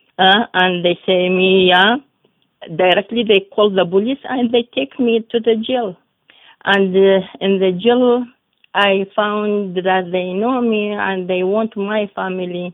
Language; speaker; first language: English; non-native, learner; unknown